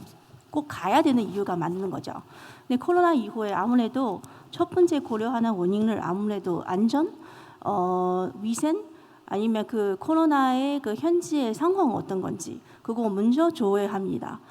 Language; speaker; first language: Korean; non-native, fluent; Chinese